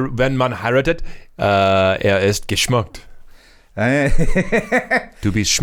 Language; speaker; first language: German; non-native, learner; English